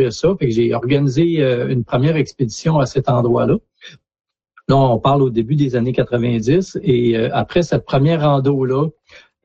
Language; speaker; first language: French; native; French